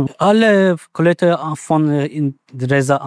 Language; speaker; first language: German; non-native, learner; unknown